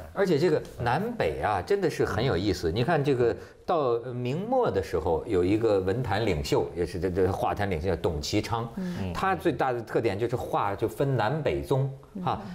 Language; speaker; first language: Chinese; native; Chinese